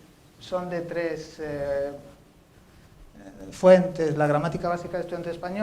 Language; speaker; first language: Spanish; native; Spanish